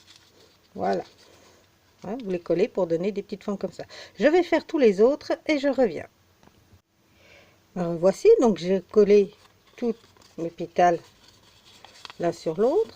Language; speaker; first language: French; native; French